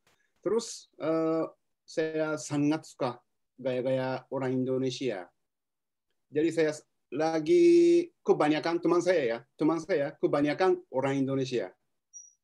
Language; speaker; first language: Indonesian; non-native, fluent; Japanese